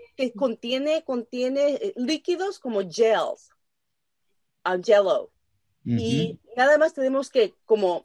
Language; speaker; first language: Spanish; non-native, learner; Japanese